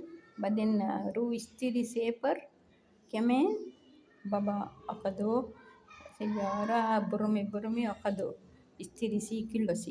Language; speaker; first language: Arabic; non-native, learner; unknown